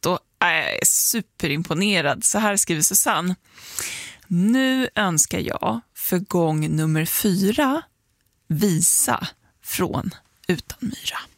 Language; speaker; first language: Swedish; native; Swedish